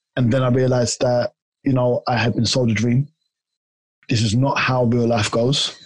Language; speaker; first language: English; native; English